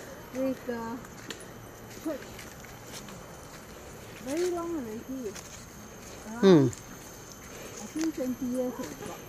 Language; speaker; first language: English; non-native, learner; Vietnamese